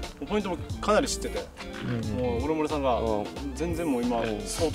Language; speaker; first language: Japanese; native; Japanese